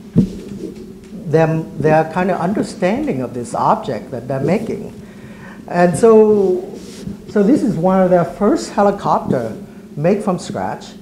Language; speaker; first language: English; early bilingual, other home language; Vietnamese